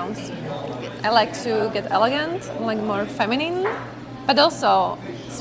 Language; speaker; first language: English; non-native, fluent; Slovak